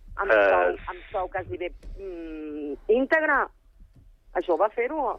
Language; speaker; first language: Catalan; native; Catalan